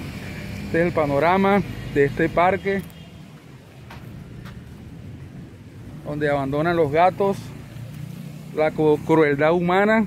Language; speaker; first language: Spanish; native; Spanish